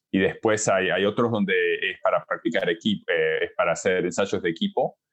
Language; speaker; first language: Spanish; early bilingual, heritage; Spanish